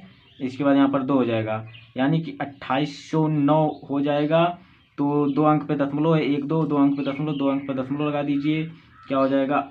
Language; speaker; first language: Hindi; native; Hindi